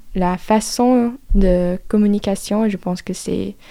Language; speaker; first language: French; non-native, fluent; English